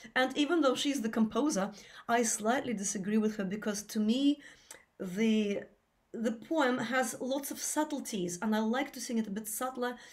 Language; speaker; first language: English; non-native, fluent; Russian